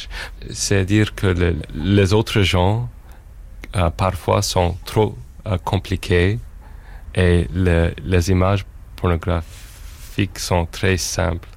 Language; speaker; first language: French; non-native, fluent; English